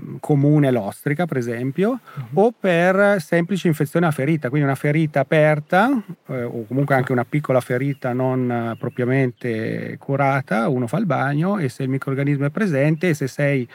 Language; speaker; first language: Italian; native; Italian